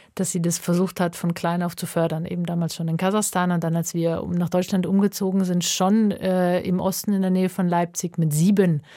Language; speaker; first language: German; native; German